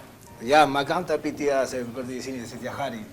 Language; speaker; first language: Indonesian; non-native, learner; Spanish